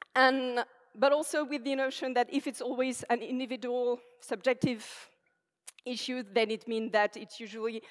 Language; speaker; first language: English; non-native, fluent; French